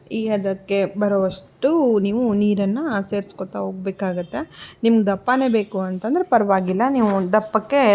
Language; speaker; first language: Kannada; non-native, local second language; Konkani